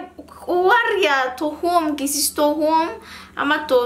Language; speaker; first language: Turkish; non-native, learner; Indonesian